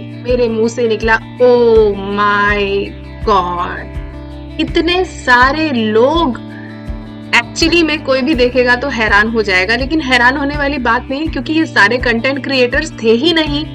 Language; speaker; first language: Hindi; native; Hindi